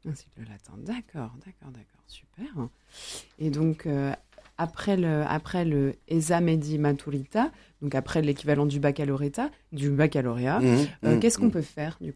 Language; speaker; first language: French; native; French